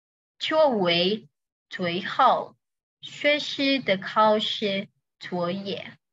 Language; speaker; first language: Chinese; non-native, learner; Indonesian